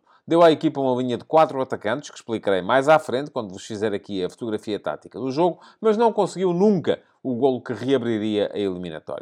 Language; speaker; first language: Portuguese; native; Portuguese